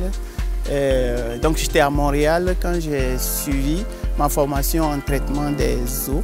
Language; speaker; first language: French; non-native, local second language; Ewe